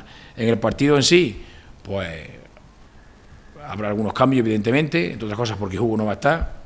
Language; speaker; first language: Spanish; native; Spanish